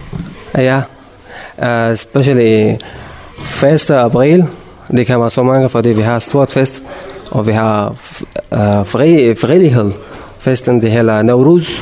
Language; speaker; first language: Danish; non-native, learner; Kurdish